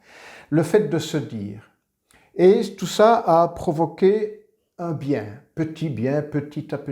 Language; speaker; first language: French; native; French